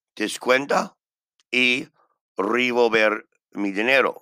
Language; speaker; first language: Spanish; non-native, learner; English